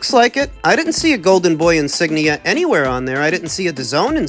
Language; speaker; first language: English; native; English